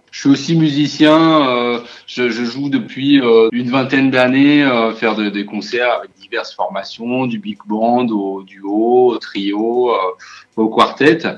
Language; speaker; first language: French; native; French